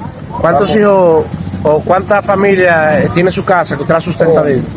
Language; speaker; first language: Spanish; native; Spanish